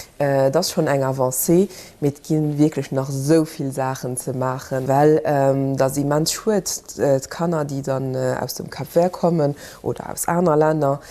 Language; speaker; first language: Luxembourgish; early bilingual, other home language; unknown